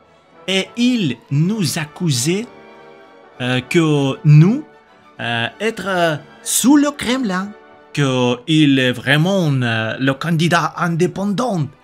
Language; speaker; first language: French; non-native, learner; Russian